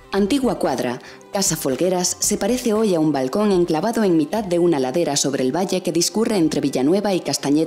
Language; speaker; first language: Spanish; native; Spanish